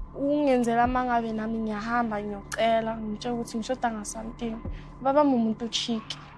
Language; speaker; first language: Zulu; native; Zulu